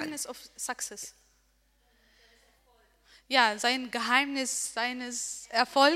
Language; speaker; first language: German; non-native, learner; Arabic